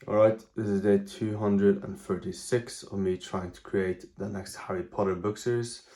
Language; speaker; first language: English; non-native, fluent; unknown